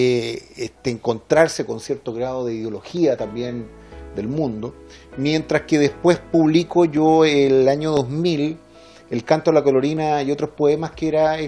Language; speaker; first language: Spanish; native; Spanish